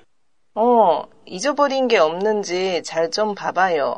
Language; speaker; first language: Korean; non-native, learner; Japanese